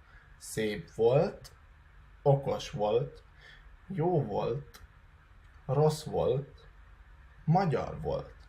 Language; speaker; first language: Hungarian; non-native, fluent; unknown